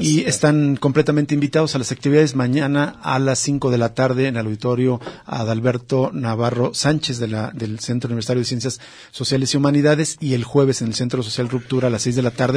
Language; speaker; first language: Spanish; native; Spanish